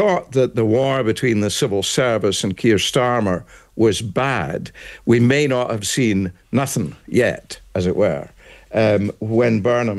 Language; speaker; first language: English; native; English